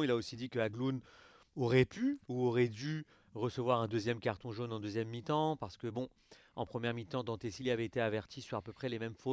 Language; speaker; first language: French; native; French